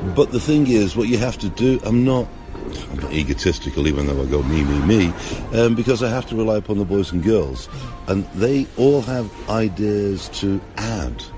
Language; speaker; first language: English; native; English